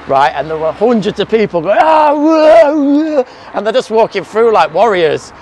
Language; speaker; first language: English; native; English